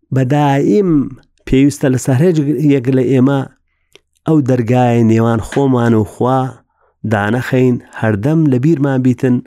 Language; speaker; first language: Central Kurdish; native; Central Kurdish